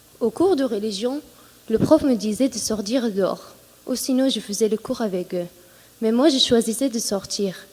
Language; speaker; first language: French; non-native, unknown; Assyrian Neo-Aramaic